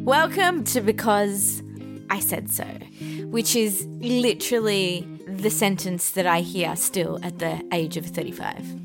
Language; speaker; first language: English; non-native, fluent; Persian